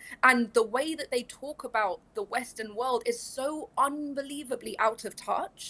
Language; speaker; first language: English; early bilingual, other home language; Persian